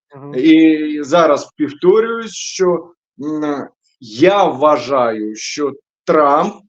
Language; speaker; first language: Ukrainian; non-native, local second language; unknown